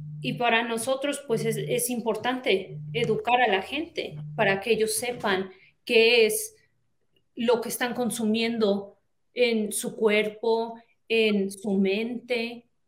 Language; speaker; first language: Spanish; early bilingual, heritage; Spanish